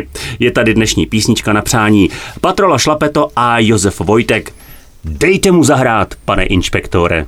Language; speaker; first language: Czech; native; Czech